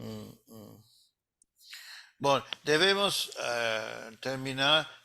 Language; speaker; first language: Portuguese; non-native, fluent; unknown